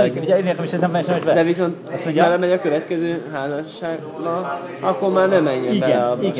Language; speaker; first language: Hungarian; native; Hungarian